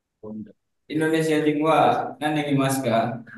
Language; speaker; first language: Japanese; non-native, learner; Indonesian